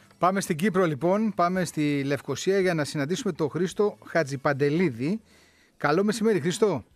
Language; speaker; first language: Greek; native; Greek